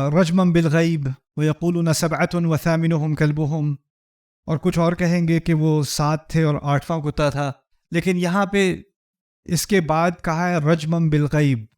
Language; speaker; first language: Urdu; early bilingual, heritage; Urdu